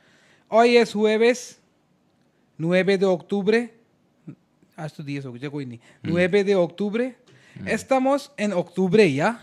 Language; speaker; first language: Spanish; non-native, learner; Hindi